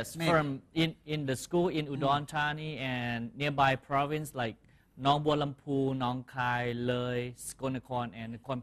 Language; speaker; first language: English; non-native, fluent; Thai